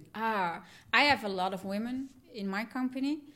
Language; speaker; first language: English; non-native, fluent; Dutch